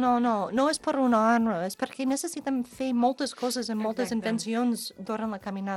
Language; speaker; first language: Catalan; non-native, learner; English